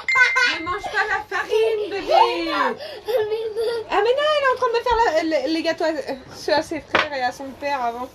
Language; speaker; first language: French; native; French